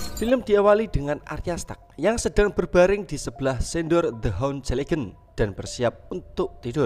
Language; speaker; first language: Indonesian; native; Indonesian